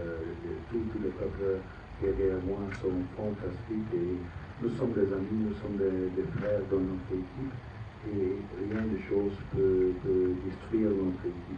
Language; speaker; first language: French; non-native, fluent; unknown